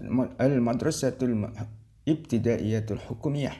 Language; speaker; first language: Arabic; non-native, learner; Indonesian